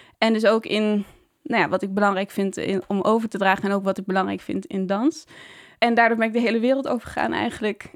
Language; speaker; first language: Dutch; native; Dutch